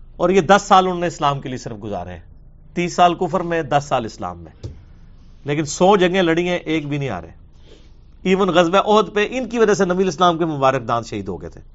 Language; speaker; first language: Urdu; non-native, local second language; Punjabi